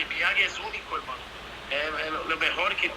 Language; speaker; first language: Spanish; non-native, learner; Portuguese